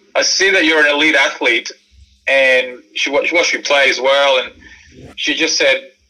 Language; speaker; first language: English; early bilingual, other home language; Croatian